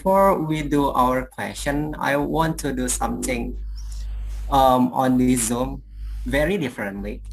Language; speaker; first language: English; non-native, learner; Indonesian